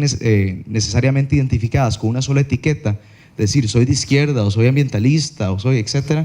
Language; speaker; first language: Spanish; native; Spanish